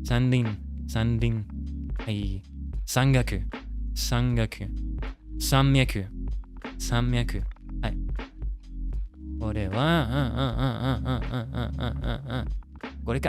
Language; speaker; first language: Japanese; non-native, learner; English